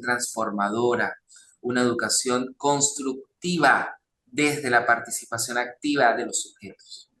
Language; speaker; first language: Spanish; native; Spanish